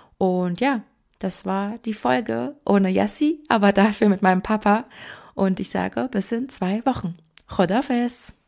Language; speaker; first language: German; early bilingual, other home language; Persian